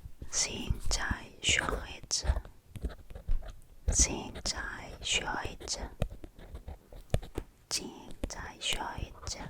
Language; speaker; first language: Chinese; non-native, learner; Korean